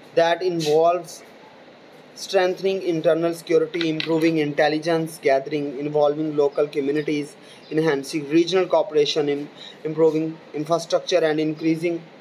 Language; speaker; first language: English; non-native, local second language; Urdu